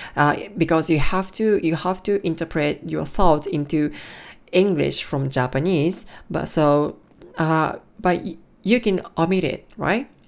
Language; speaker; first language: English; non-native, learner; Japanese